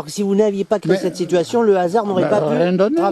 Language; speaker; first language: French; native; French